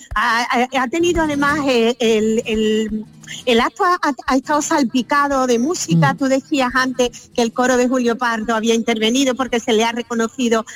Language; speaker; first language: Spanish; native; Spanish